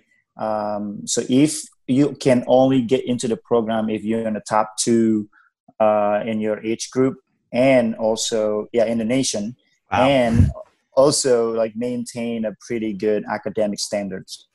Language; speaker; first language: English; non-native, fluent; Indonesian